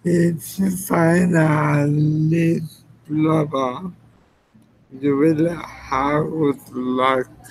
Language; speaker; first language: English; non-native, learner; Spanish